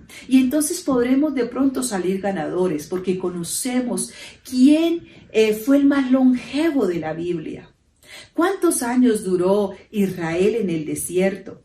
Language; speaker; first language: Spanish; native; Spanish